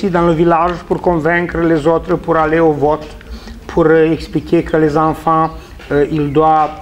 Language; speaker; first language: French; non-native, fluent; Romanian